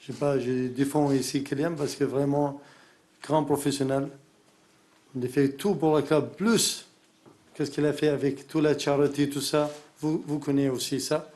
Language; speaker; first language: French; non-native, learner; Arabic